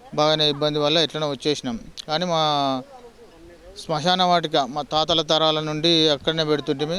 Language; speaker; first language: Telugu; native; Telugu